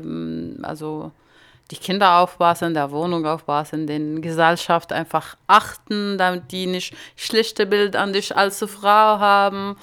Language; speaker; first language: German; non-native, learner; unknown